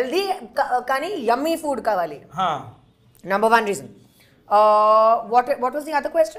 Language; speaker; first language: Telugu; non-native, learner; Hindi